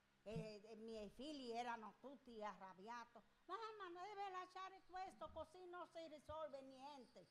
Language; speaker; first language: Italian; non-native, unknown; Spanish